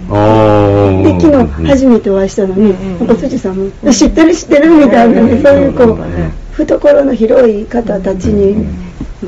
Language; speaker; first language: Japanese; native; Japanese